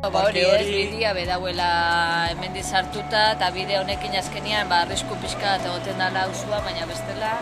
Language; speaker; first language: Basque; native; Basque